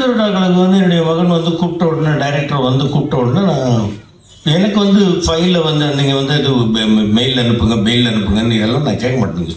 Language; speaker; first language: Tamil; native; Tamil